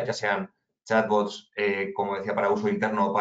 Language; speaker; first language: Spanish; native; Spanish